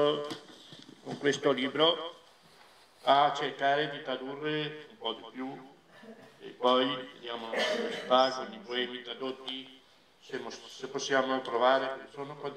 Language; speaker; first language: Italian; non-native, fluent; Catalan